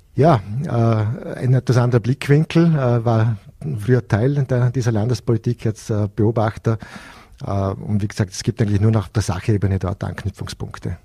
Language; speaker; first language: German; native; German